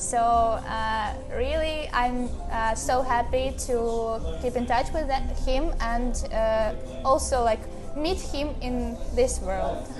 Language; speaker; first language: English; non-native, learner; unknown